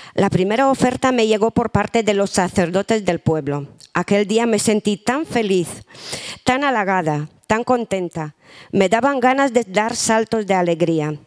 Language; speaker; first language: Spanish; non-native, fluent; Romanian